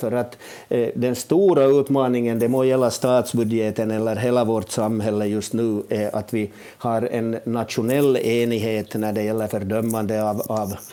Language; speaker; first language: Swedish; native; Swedish